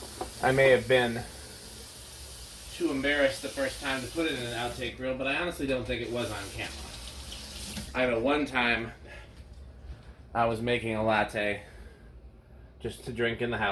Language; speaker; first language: English; native; English